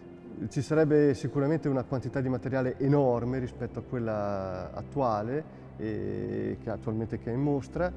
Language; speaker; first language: Italian; native; Italian